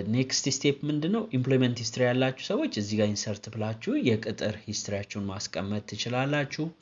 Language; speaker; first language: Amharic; non-native, local second language; Oromo